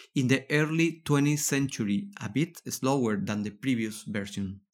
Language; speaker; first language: English; non-native, fluent; Spanish